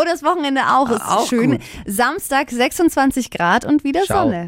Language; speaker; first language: German; native; German